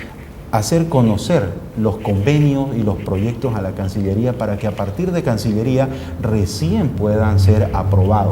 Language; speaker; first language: Spanish; native; Spanish